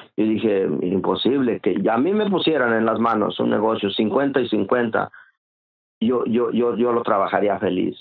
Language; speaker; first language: Spanish; native; Spanish